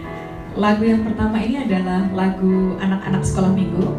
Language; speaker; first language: Indonesian; native; Indonesian